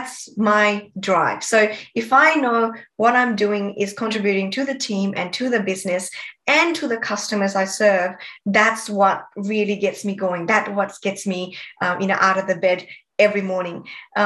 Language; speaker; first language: English; non-native, local second language; Nepali